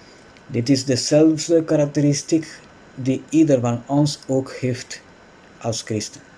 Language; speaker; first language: Dutch; non-native, fluent; Spanish